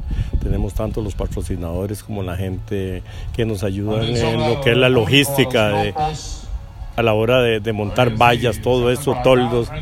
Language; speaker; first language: Spanish; native; Spanish